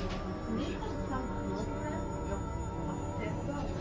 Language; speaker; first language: English; non-native, learner; Japanese